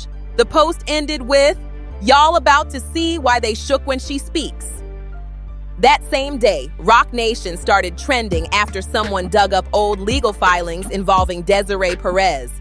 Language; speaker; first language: English; native; English